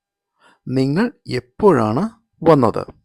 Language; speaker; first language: Malayalam; native; Malayalam